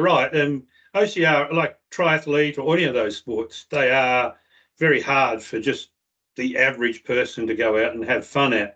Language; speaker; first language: English; native; English